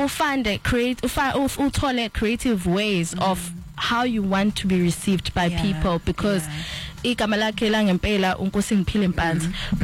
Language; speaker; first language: English; non-native, local second language; Zulu